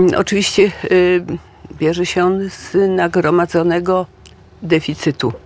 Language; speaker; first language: Polish; native; Polish